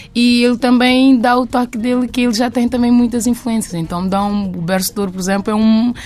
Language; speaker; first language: Portuguese; non-native, local second language; Kabuverdianu